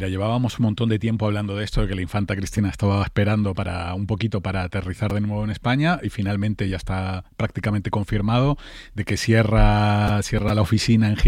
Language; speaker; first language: Spanish; native; Spanish